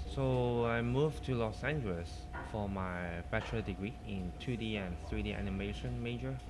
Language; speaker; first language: English; non-native, local second language; Cantonese